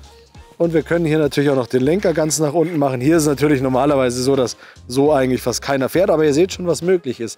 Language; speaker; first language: German; native; German